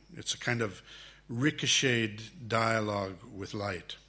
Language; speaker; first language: English; early bilingual, other home language; Spanish